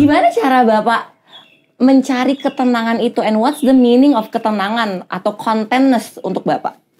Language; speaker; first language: Indonesian; native; Indonesian